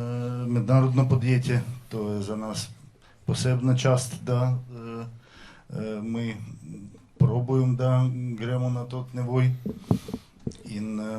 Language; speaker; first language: Slovenian; non-native, learner; Russian